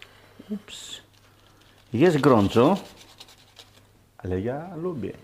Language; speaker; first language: Polish; non-native, learner; Greek